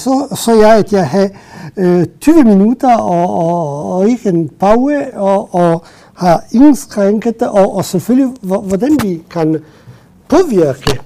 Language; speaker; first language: Danish; non-native, fluent; Italian